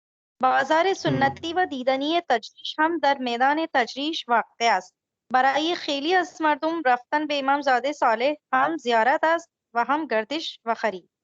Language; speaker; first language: Persian; non-native, learner; Urdu